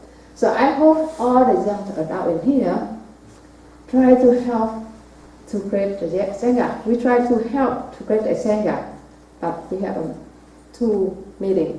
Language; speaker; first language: English; non-native, learner; Vietnamese